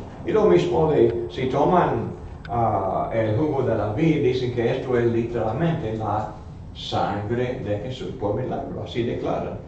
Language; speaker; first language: Spanish; non-native, fluent; English